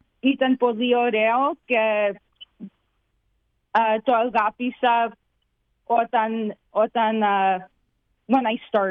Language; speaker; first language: Greek; early bilingual, heritage; Greek